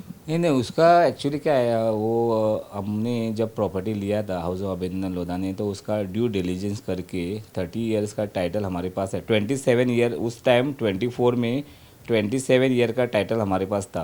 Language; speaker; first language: Hindi; non-native, local second language; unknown